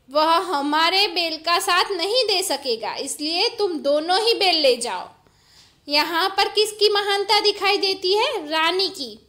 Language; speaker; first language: Hindi; non-native, local second language; Gujarati